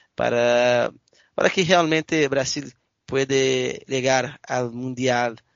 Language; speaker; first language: Spanish; non-native, learner; Portuguese